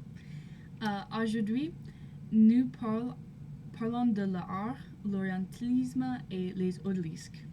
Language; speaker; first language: French; non-native, learner; English